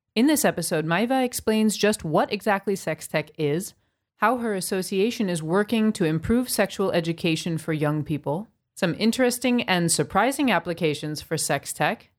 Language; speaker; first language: English; native; English